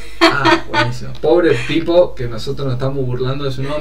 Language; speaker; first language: Spanish; native; Spanish